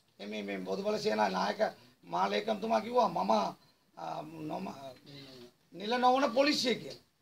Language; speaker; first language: Sinhala; non-native, local second language; Tamil